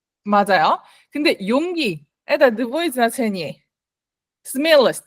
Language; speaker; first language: Russian; non-native, learner; Korean